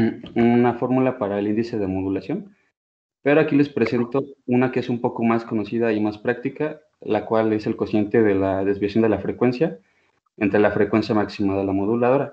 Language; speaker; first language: Spanish; native; Spanish